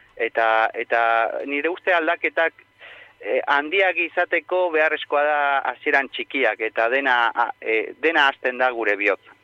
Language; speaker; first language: Basque; non-native, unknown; Spanish